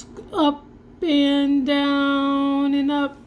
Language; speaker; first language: English; native; English